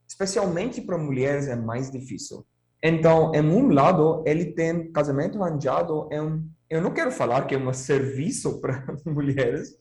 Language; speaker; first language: Portuguese; non-native, fluent; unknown